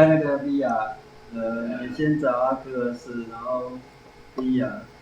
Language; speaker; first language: Chinese; native; Chinese